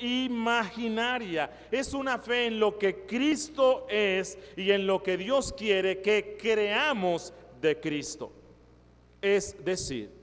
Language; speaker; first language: Spanish; native; Spanish